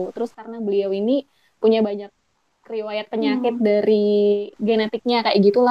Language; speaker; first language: Indonesian; native; Indonesian